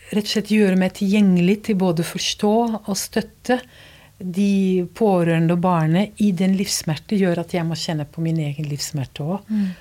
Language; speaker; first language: Norwegian; non-native, fluent; Dutch